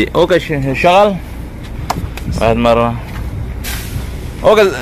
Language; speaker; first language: Arabic; non-native, learner; Urdu